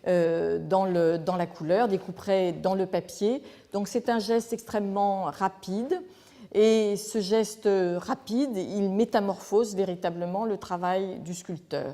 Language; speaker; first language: French; native; French